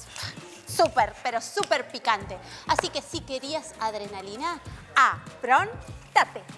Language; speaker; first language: Spanish; native; Spanish